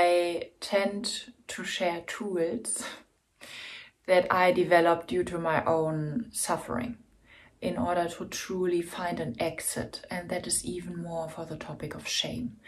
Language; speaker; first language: English; non-native, fluent; German